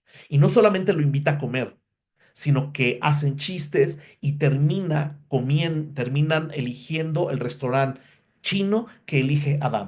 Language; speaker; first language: Spanish; native; Spanish